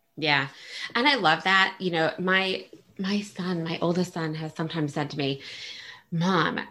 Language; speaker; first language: English; early bilingual, other home language; Italian